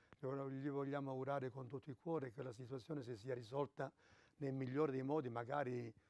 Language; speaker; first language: Italian; native; Italian